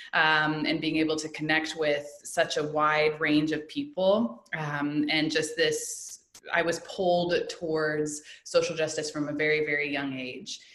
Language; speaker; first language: English; native; English